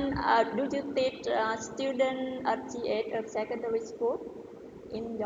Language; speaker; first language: English; non-native, learner; Vietnamese